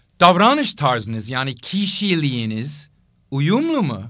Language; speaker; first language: Turkish; non-native, fluent; English